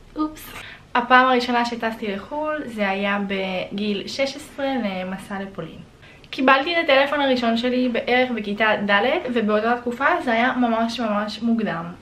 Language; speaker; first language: Hebrew; early bilingual, other home language; Russian